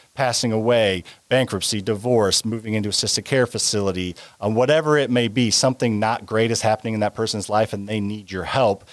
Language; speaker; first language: English; native; English